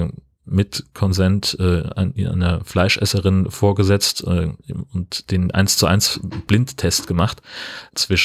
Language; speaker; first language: German; native; German